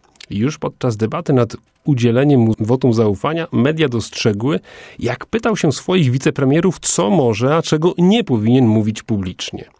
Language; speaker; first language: Polish; native; Polish